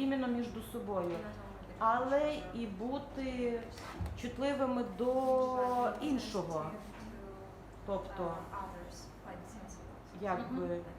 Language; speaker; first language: Ukrainian; native; Ukrainian